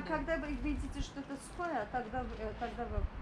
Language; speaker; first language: Russian; non-native, learner; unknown